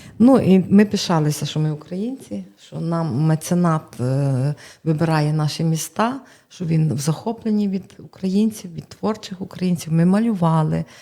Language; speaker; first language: Ukrainian; native; Ukrainian